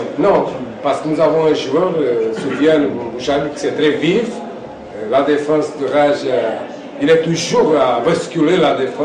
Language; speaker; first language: French; non-native, fluent; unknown